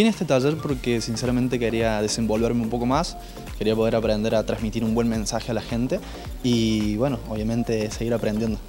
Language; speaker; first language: Spanish; native; Spanish